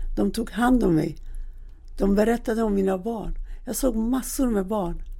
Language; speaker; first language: Swedish; non-native, fluent; Persian